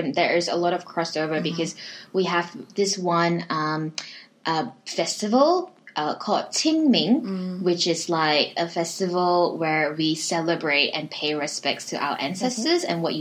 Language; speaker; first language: English; native; English